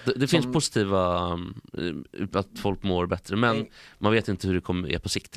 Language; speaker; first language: Swedish; native; Swedish